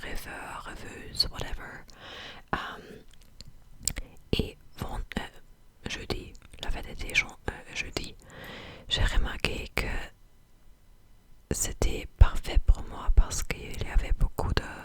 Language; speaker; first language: French; non-native, fluent; English